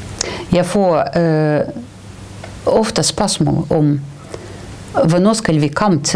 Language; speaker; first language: Danish; non-native, fluent; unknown